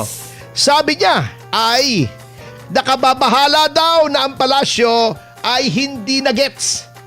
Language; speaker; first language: Filipino; native; Filipino